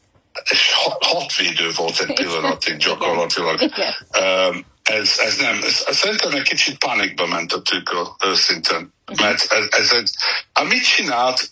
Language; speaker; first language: Hungarian; non-native, fluent; English